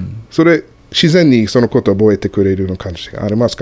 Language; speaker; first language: Japanese; non-native, fluent; English